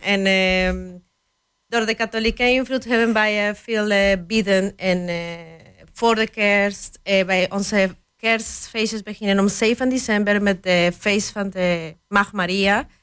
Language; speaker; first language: Dutch; non-native, fluent; Spanish